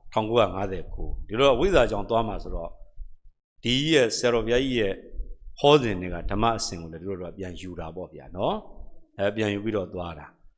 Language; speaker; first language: Burmese; native; Burmese